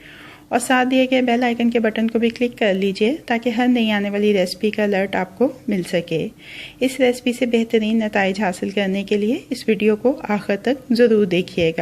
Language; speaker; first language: Urdu; native; Urdu